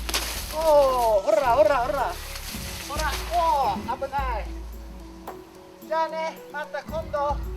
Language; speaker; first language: Japanese; non-native, learner; English